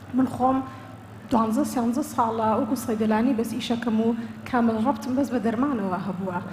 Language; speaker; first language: Central Kurdish; early bilingual, heritage; Central Kurdish